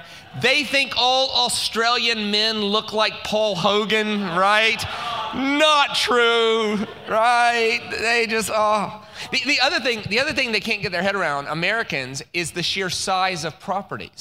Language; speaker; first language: English; native; English